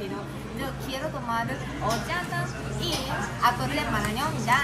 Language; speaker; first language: Spanish; non-native, learner; Japanese